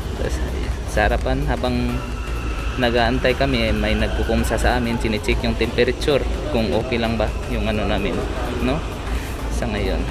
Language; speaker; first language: Filipino; native; Filipino